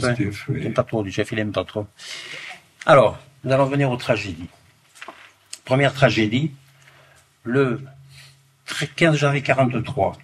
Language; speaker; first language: French; native; French